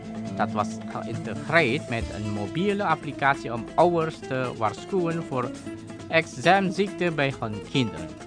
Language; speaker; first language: Dutch; non-native, learner; Indonesian